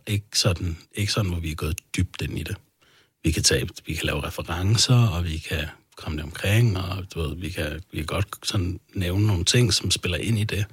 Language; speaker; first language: Danish; early bilingual, other home language; Arabic